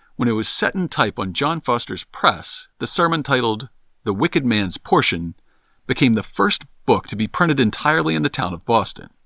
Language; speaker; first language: English; native; English